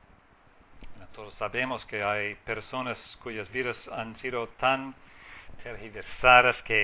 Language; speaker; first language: Spanish; non-native, fluent; English